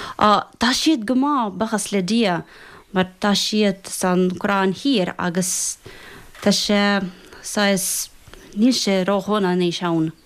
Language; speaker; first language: Irish; non-native, fluent; Russian